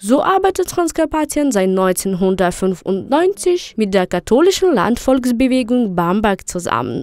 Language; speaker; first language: German; non-native, fluent; Ukrainian